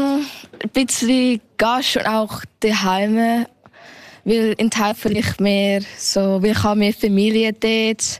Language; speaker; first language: German; early bilingual, heritage; German